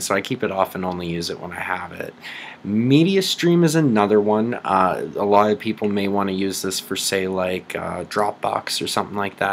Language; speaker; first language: English; native; English